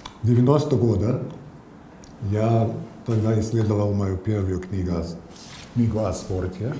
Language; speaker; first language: Russian; non-native, fluent; English